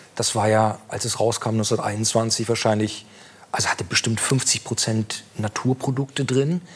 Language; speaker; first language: German; native; German